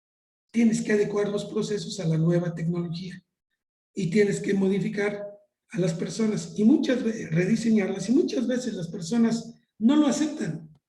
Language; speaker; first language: Spanish; native; Spanish